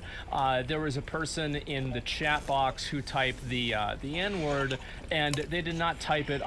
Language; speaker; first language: English; native; English